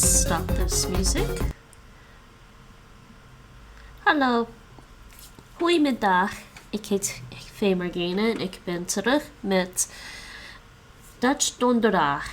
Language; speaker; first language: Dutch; non-native, learner; English